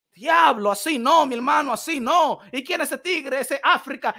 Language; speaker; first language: English; native; English